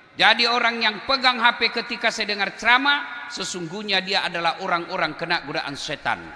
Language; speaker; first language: Indonesian; non-native, local second language; Buginese